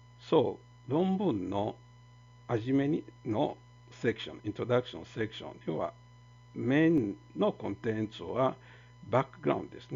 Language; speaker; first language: Japanese; non-native, fluent; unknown